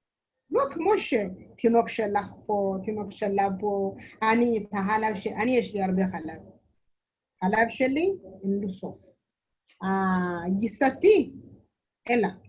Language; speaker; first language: Hebrew; non-native, learner; Amharic